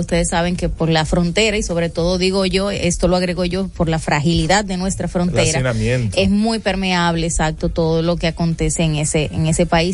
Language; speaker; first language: Spanish; native; Spanish